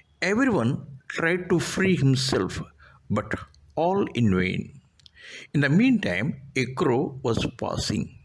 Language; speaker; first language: English; non-native, local second language; Telugu